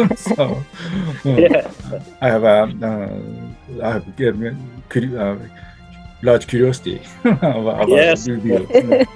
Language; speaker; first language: English; non-native, learner; Japanese